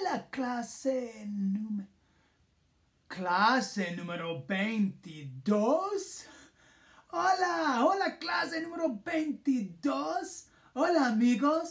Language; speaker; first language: Spanish; non-native, fluent; English